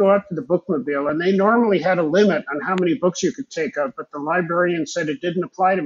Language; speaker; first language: English; early bilingual, other home language; Hebrew